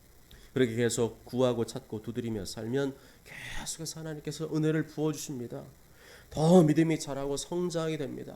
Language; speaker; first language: Korean; native; Korean